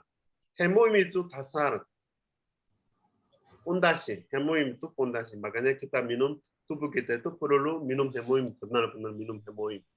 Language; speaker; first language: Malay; non-native, learner; Korean